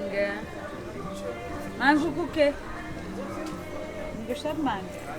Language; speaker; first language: Portuguese; non-native, learner; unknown